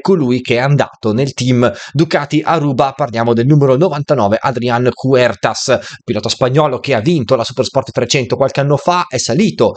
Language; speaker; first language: Italian; native; Italian